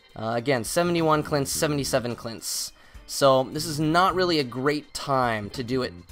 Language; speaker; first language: English; native; English